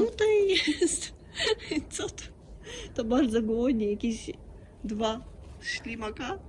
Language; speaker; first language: Polish; non-native, learner; Russian